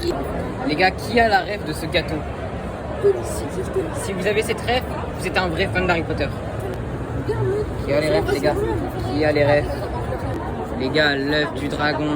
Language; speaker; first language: French; native; French